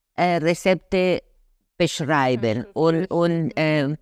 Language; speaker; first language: German; non-native, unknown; Spanish